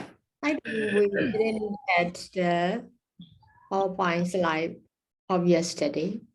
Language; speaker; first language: English; non-native, fluent; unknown